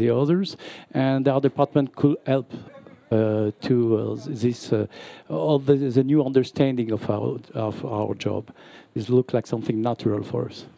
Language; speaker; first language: English; non-native, fluent; French